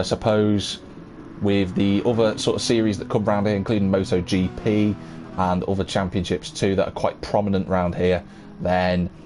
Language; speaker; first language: English; native; English